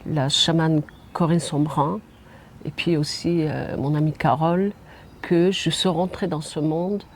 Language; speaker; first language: French; non-native, fluent; Mongolian